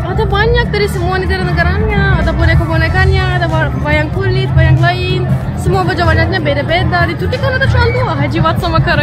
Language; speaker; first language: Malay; non-native, fluent; Turkish